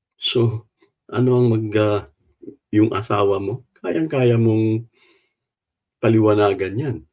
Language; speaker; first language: Filipino; non-native, local second language; Cebuano